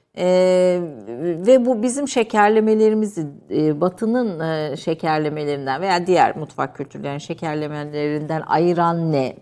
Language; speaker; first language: Turkish; native; Turkish